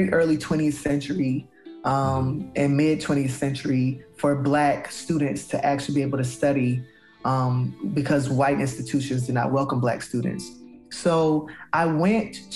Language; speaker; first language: English; native; English